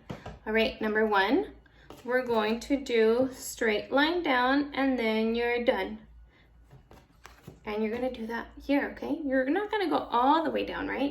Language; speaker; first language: English; native; English